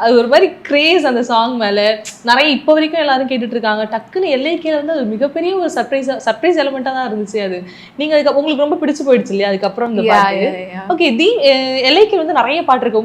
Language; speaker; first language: Tamil; native; Tamil